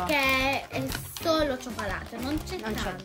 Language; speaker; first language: Italian; non-native, learner; English